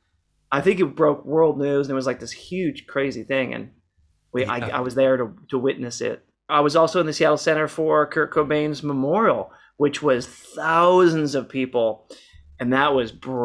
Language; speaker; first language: English; native; English